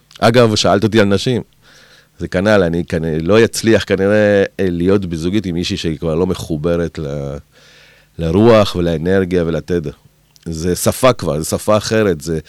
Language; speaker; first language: Hebrew; early bilingual, other home language; Spanish